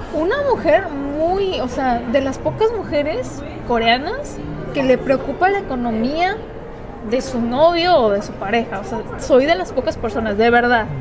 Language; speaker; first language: Spanish; early bilingual, other home language; Korean